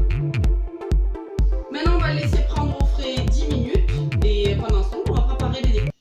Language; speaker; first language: French; native; French